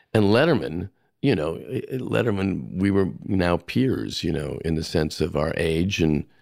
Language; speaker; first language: English; native; English